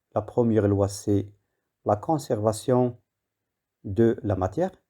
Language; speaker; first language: French; non-native, local second language; Arabic